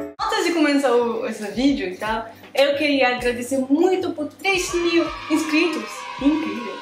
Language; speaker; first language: Portuguese; non-native, fluent; French